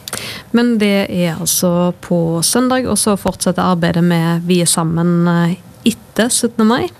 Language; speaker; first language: Norwegian; native; Norwegian